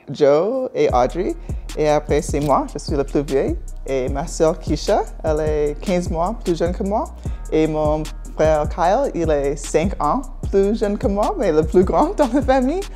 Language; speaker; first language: French; non-native, fluent; English